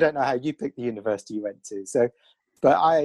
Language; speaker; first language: English; native; English